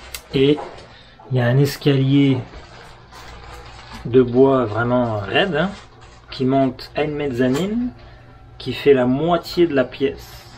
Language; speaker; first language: French; native; French